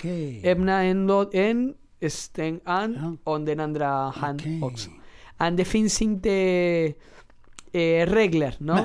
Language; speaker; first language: Swedish; non-native, learner; Spanish